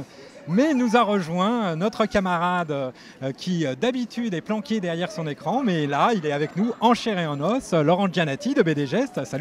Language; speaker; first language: French; native; French